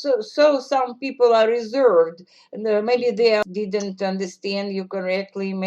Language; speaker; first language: English; non-native, fluent; Russian